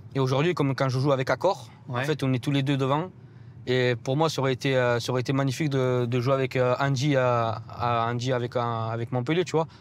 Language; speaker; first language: French; native; French